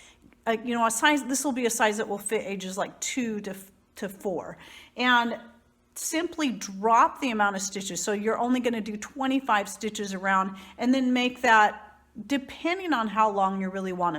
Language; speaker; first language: English; native; English